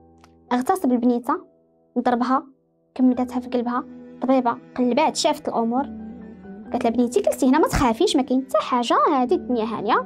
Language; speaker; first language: Arabic; native; Arabic